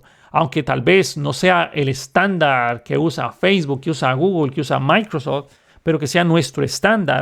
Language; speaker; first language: Spanish; native; Spanish